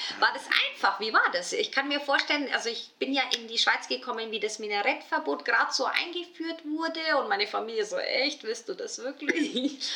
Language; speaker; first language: German; native; German